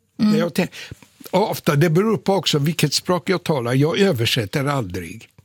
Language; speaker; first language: Swedish; non-native, fluent; Polish